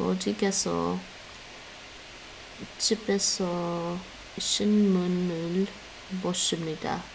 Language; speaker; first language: Korean; non-native, learner; English